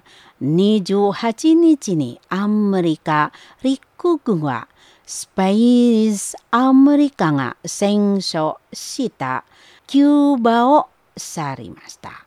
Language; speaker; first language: Japanese; non-native, fluent; Indonesian